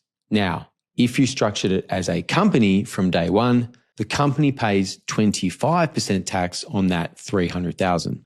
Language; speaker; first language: English; native; English